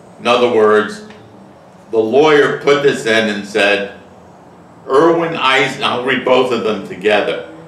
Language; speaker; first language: English; native; English